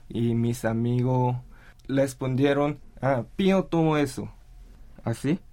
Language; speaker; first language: Spanish; non-native, learner; Korean